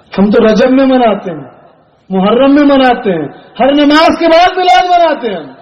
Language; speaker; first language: Urdu; native; Urdu